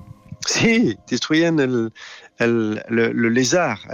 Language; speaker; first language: Spanish; non-native, fluent; French